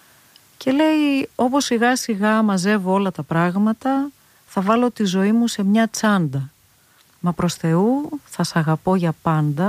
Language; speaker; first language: Greek; native; Greek